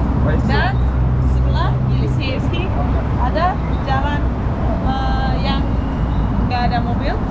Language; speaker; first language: Indonesian; non-native, fluent; Russian